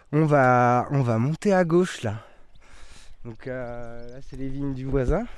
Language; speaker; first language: French; native; French